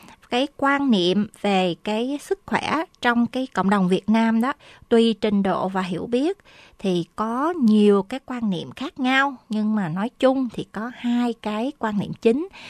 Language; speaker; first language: Vietnamese; native; Vietnamese